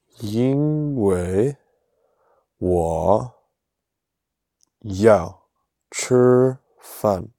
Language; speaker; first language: Chinese; non-native, learner; English